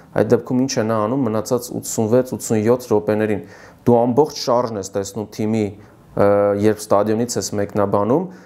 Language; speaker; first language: Armenian; native; Armenian